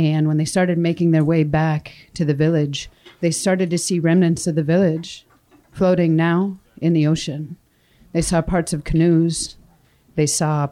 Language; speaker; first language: English; native; English